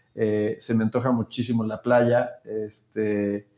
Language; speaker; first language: Spanish; native; Spanish